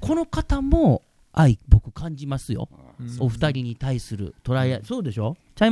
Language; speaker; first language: Japanese; native; Japanese